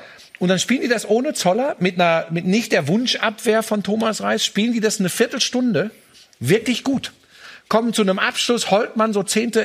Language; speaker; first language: German; native; German